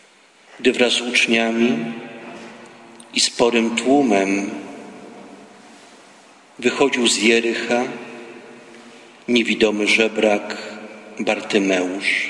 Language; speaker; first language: Polish; native; Polish